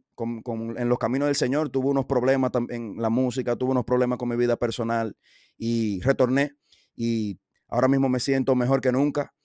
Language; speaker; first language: Spanish; native; Spanish